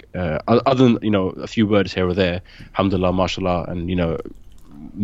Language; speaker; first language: English; native; English